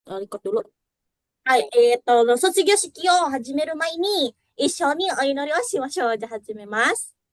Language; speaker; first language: Japanese; non-native, fluent; Indonesian